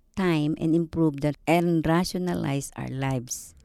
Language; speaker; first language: English; non-native, local second language; Filipino